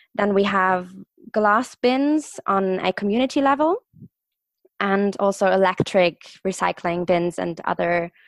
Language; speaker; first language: English; non-native, fluent; German